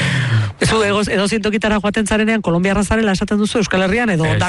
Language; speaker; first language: Basque; native; Basque